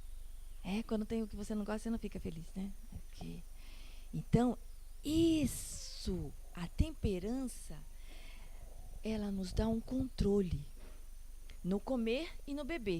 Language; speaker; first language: Portuguese; non-native, learner; Spanish